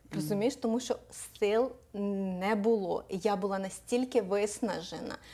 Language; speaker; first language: Ukrainian; native; Ukrainian